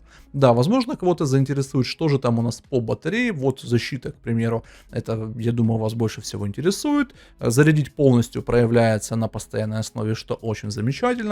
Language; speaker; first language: Russian; native; Russian